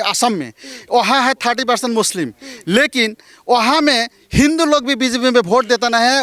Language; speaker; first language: Hindi; non-native, local second language; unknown